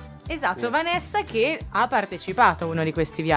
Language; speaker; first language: Italian; native; Italian